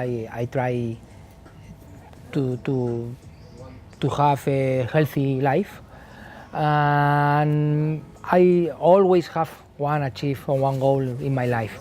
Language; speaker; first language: English; non-native, learner; Spanish